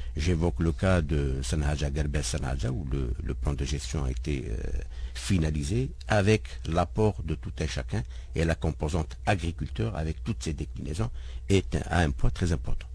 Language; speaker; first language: French; non-native, local second language; Arabic